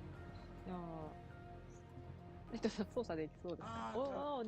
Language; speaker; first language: Japanese; native; Japanese